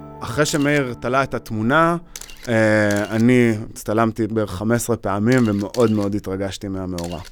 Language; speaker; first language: Hebrew; native; Hebrew